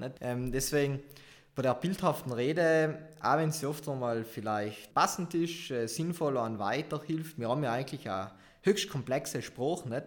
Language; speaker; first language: German; native; German